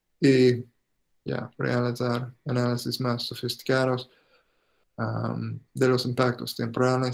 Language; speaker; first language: Spanish; non-native, fluent; English